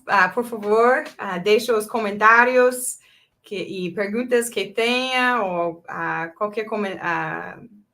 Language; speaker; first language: Portuguese; non-native, fluent; English